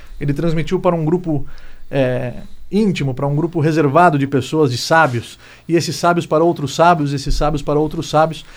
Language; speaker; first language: Portuguese; native; Portuguese